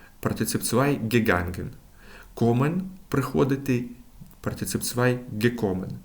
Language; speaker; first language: German; non-native, fluent; Ukrainian